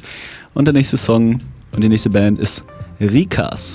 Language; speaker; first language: German; native; German